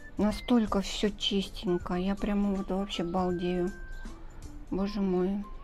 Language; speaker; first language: Russian; native; Russian